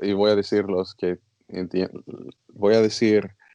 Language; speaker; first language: Spanish; non-native, learner; English